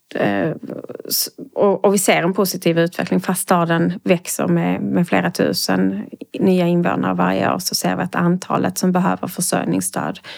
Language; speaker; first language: Swedish; native; Swedish